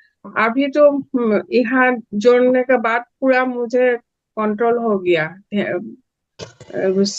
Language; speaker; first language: Hindi; non-native, local second language; Assamese